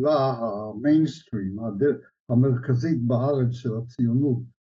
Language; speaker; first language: Hebrew; early bilingual, other home language; Polish